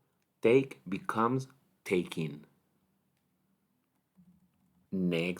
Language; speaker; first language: English; non-native, fluent; Spanish